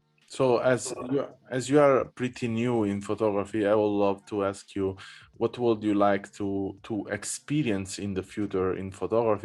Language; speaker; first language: English; non-native, fluent; Italian